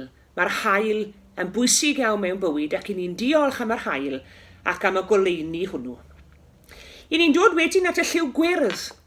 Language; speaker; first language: Welsh; native; Welsh